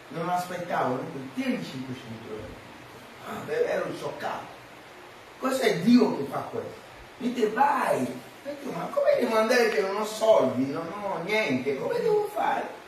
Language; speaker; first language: Italian; non-native, fluent; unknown